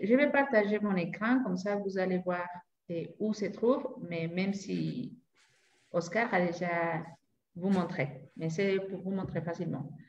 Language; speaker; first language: French; non-native, learner; Spanish